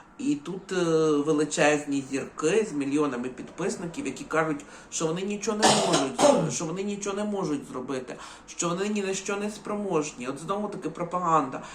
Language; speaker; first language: Ukrainian; native; Ukrainian